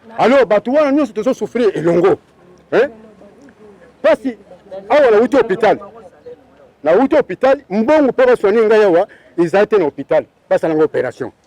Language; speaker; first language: Lingala; non-native, local second language; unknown